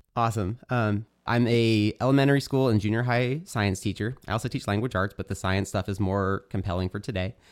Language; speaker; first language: English; native; English